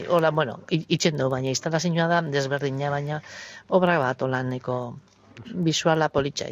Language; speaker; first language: Basque; native; Basque